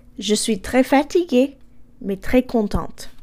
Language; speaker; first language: French; non-native, fluent; English